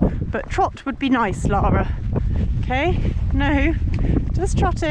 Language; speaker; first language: English; native; English